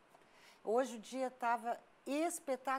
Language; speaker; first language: Portuguese; native; Portuguese